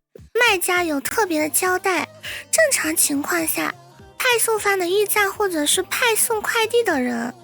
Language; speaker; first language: Chinese; native; Chinese